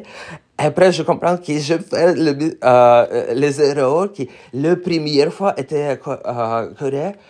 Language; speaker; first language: French; non-native, learner; Russian